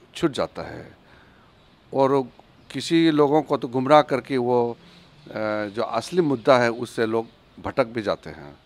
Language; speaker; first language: Hindi; native; Hindi